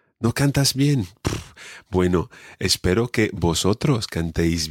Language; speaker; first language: Spanish; non-native, fluent; English